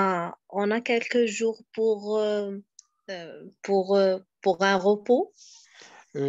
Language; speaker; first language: French; non-native, learner; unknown